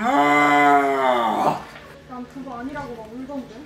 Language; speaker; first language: Korean; native; Korean